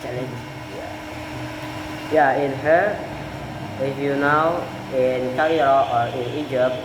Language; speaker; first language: English; non-native, learner; Indonesian